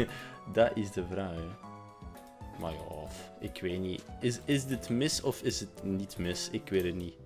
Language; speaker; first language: Dutch; native; Dutch